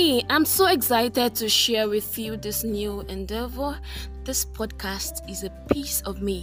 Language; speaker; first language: English; non-native, local second language; Yoruba